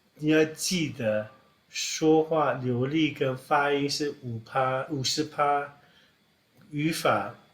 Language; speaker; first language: Chinese; non-native, fluent; English